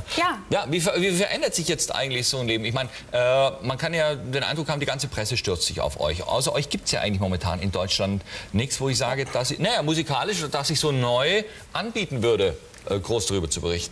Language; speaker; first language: German; native; German